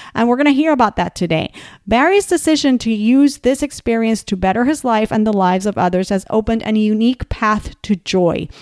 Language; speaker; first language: English; non-native, fluent; Spanish